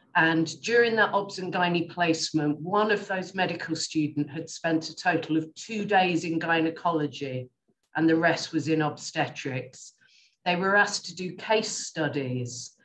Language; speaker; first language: English; native; English